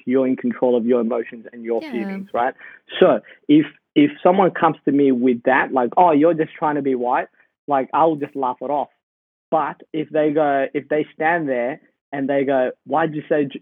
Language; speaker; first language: English; native; English